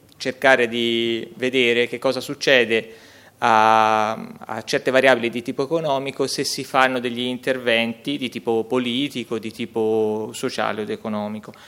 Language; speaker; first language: Italian; native; Italian